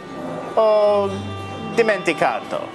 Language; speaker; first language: Italian; non-native, learner; English